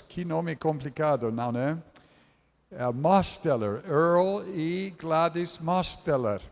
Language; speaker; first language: Portuguese; non-native, fluent; English